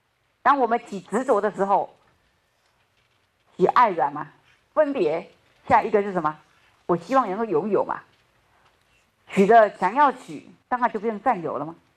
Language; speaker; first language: Chinese; native; Chinese